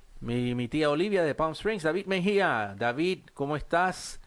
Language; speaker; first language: Spanish; native; Spanish